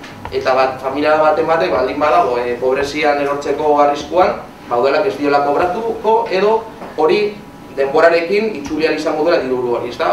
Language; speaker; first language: Basque; non-native, local second language; Spanish